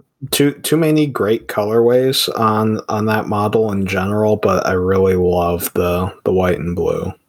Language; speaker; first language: English; native; English